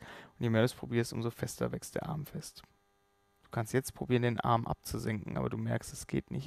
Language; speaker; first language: German; native; German